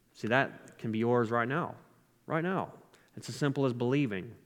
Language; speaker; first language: English; native; English